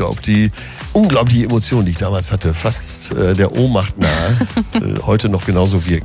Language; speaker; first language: German; native; German